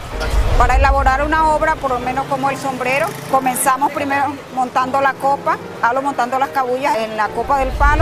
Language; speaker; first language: Spanish; native; Spanish